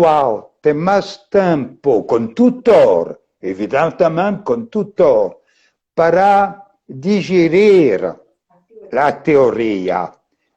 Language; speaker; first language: Portuguese; non-native, fluent; French